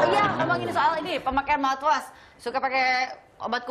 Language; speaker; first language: Indonesian; native; Indonesian